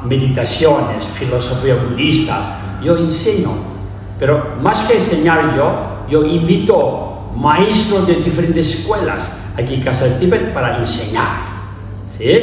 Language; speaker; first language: Spanish; non-native, learner; Tibetan